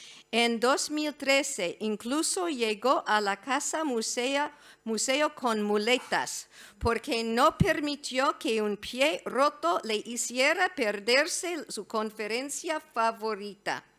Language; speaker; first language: Spanish; non-native, fluent; English